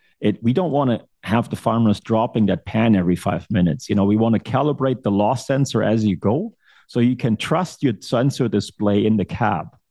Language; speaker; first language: English; non-native, fluent; German